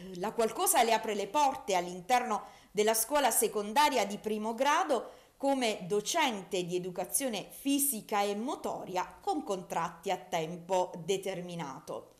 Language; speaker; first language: Italian; native; Italian